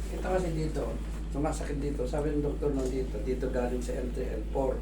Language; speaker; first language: Filipino; native; Filipino